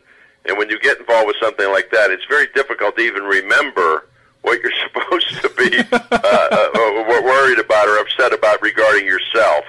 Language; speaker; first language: English; native; English